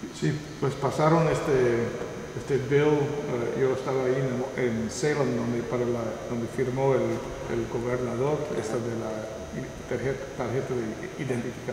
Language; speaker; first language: Spanish; non-native, fluent; English